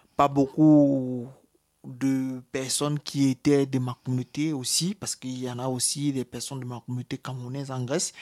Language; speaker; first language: French; native; French